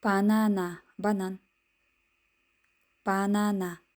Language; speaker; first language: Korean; non-native, fluent; Kyrgyz